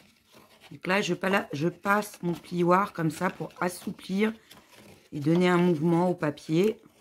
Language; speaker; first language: French; native; French